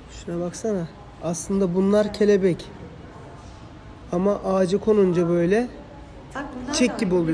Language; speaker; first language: Turkish; native; Turkish